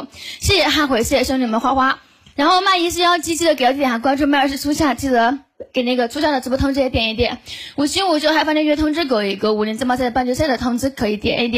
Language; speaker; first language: Chinese; native; Chinese